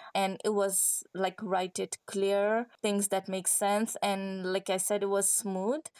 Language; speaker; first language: English; non-native, fluent; Persian